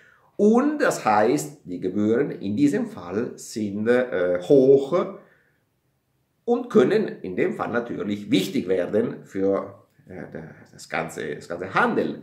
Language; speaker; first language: German; non-native, fluent; Italian